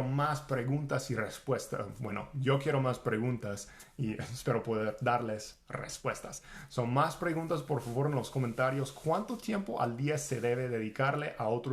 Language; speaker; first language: Spanish; non-native, fluent; English